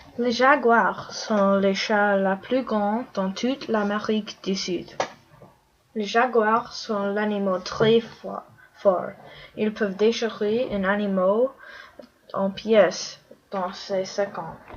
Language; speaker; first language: French; non-native, learner; English